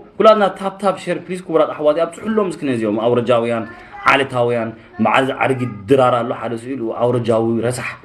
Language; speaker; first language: Tigrinya; early bilingual, heritage; Tigrinya